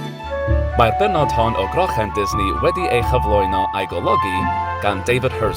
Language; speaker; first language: Welsh; non-native, learner; English